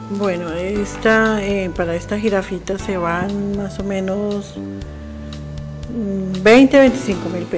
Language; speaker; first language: Spanish; native; Spanish